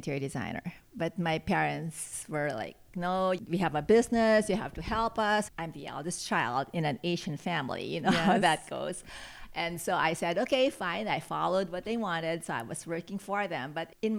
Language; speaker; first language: English; non-native, local second language; Filipino